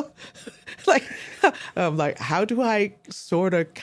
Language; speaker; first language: English; non-native, local second language; Cantonese